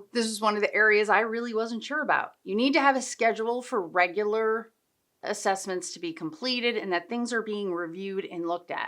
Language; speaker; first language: English; native; English